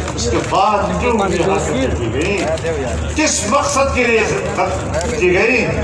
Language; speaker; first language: Urdu; non-native, local second language; Pashto